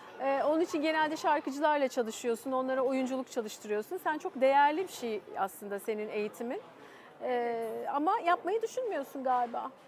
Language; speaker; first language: Turkish; native; Turkish